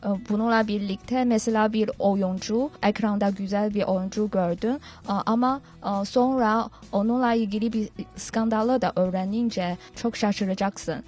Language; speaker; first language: Turkish; non-native, learner; Chinese